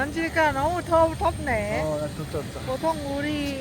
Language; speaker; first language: Korean; non-native, learner; Lao